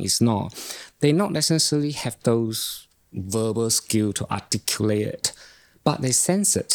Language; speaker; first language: English; non-native, local second language; Chinese